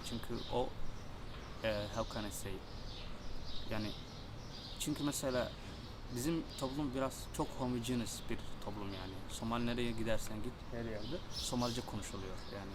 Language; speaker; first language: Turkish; non-native, fluent; Somali